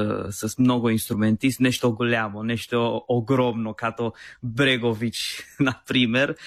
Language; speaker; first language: Bulgarian; non-native, fluent; Romanian